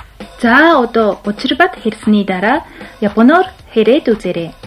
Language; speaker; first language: Mongolian; non-native, fluent; Japanese